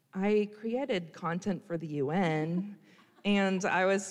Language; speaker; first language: English; native; English